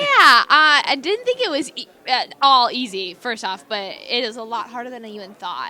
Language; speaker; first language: English; native; English